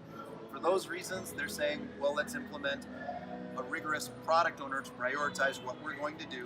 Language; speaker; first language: English; native; English